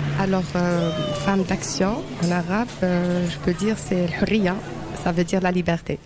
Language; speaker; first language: French; non-native, local second language; Arabic